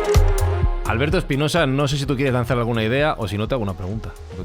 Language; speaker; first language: Spanish; native; Spanish